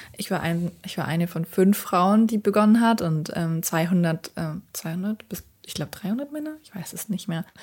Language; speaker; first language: German; early bilingual, other home language; Kurdish